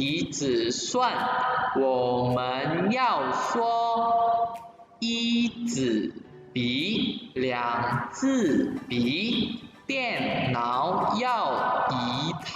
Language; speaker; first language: Chinese; non-native, fluent; Indonesian